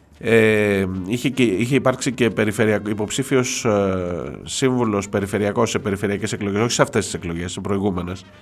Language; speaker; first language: Greek; native; Greek